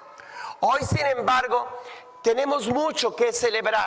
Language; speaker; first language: Spanish; native; Spanish